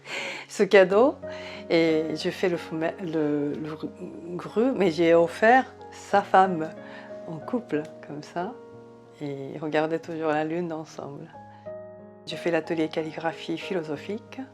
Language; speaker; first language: French; non-native, fluent; Japanese